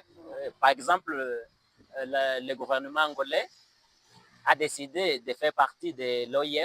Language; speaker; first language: French; non-native, fluent; Portuguese